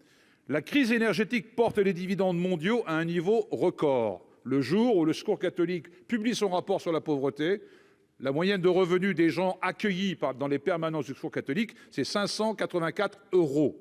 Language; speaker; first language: French; native; French